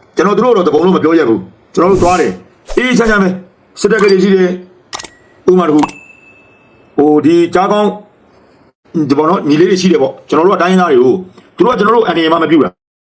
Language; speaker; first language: Burmese; native; Burmese